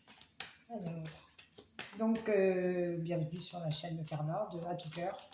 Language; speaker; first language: French; native; French